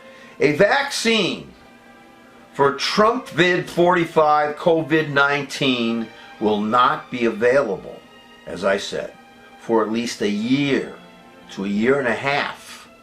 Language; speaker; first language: English; native; English